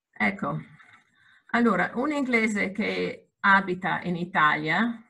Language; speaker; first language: Italian; non-native, fluent; English